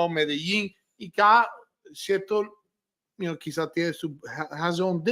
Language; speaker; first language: Spanish; early bilingual, heritage; Spanish